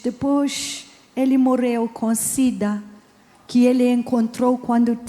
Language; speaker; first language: Portuguese; non-native, learner; English